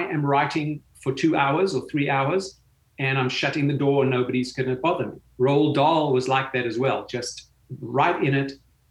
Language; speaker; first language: English; native; English